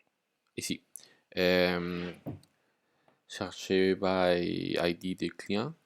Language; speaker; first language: French; non-native, fluent; Spanish